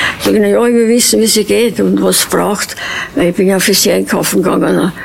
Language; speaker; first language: German; early bilingual, other home language; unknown